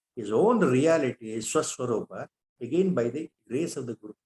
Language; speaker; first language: English; non-native, local second language; Kannada